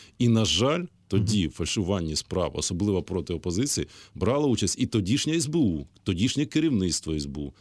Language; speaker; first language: Ukrainian; native; Ukrainian